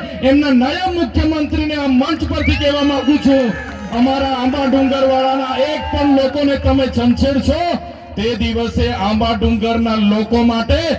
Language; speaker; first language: Gujarati; non-native, local second language; Vasavi